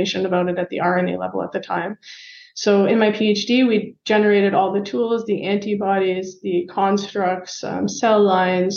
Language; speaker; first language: English; native; English